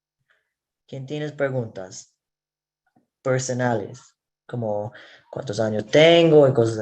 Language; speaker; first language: Spanish; non-native, learner; English